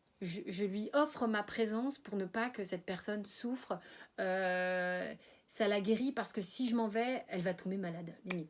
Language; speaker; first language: French; native; French